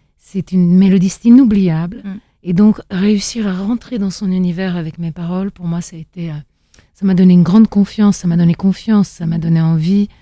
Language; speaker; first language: French; early bilingual, other home language; Italian